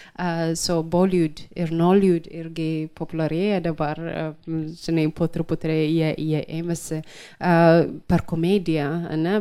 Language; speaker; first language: Lithuanian; non-native, fluent; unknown